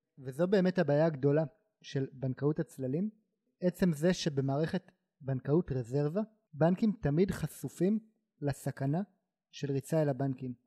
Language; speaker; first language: Hebrew; native; Hebrew